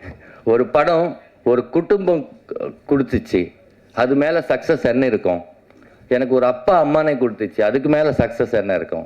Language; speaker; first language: Tamil; non-native, learner; Telugu